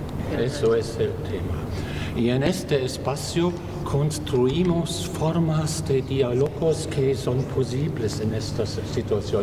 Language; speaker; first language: Spanish; non-native, fluent; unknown